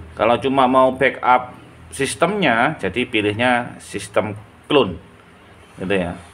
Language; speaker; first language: Indonesian; non-native, local second language; Madurese